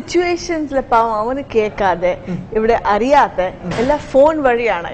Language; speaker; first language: Malayalam; non-native, learner; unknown